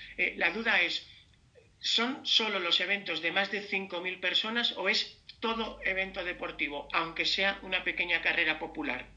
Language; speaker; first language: Spanish; native; Spanish